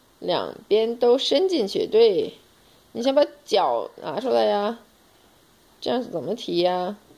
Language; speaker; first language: Chinese; native; Chinese